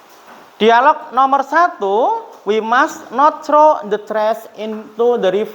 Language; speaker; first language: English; non-native, fluent; Indonesian